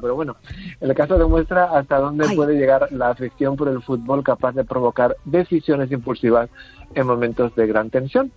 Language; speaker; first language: Spanish; native; Spanish